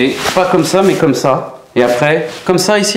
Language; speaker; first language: French; native; French